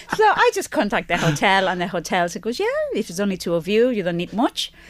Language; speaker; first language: English; non-native, fluent; Spanish